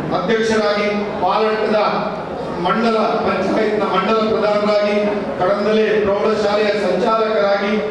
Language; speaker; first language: Kannada; native; Kannada